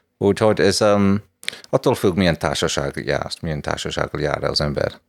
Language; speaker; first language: Hungarian; non-native, fluent; English